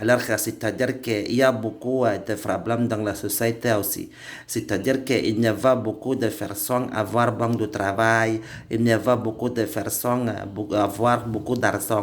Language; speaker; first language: French; non-native, learner; Indonesian